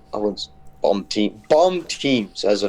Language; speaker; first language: English; native; English